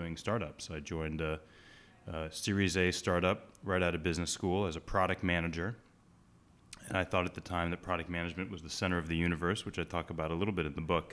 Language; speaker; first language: English; native; English